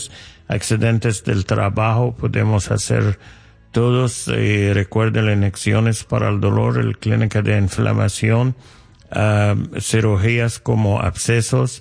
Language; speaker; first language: Spanish; non-native, learner; English